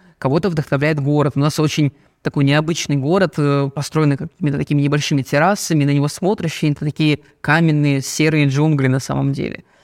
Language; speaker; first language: Russian; native; Russian